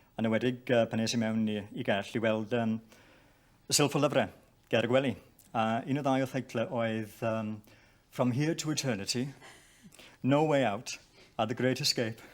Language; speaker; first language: Welsh; non-native, local second language; English